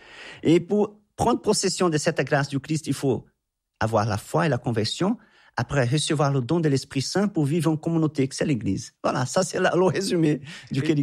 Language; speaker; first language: French; non-native, fluent; Portuguese